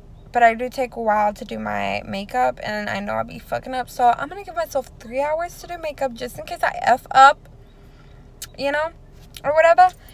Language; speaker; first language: English; early bilingual, other home language; Spanish